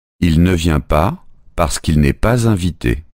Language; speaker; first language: French; native; French